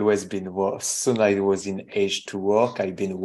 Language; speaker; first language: English; non-native, learner; French